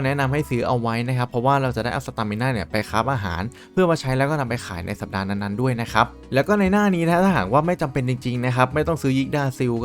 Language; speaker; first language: Thai; native; Thai